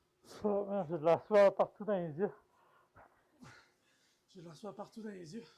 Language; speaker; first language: French; native; French